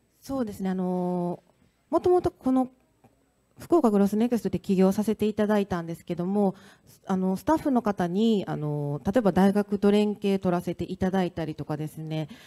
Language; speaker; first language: Japanese; native; Japanese